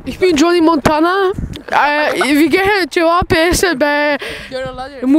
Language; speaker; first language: German; non-native, learner; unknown